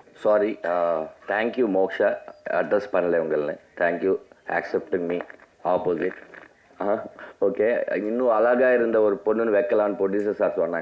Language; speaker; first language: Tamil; non-native, learner; Telugu